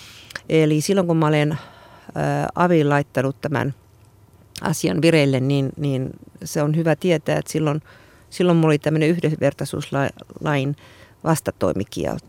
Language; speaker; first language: Finnish; native; Finnish